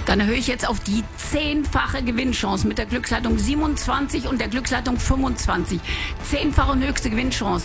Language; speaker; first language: German; native; German